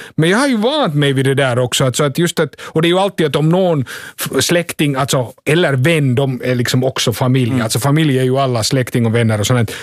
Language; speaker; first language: Swedish; native; Swedish